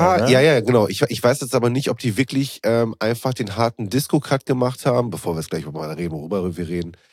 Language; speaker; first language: German; native; German